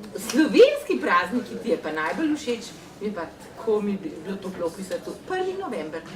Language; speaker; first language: Slovenian; native; Slovenian